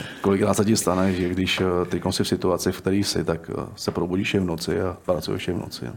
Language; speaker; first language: Czech; native; Czech